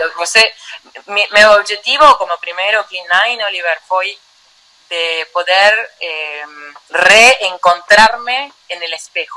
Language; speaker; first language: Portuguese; non-native, learner; Spanish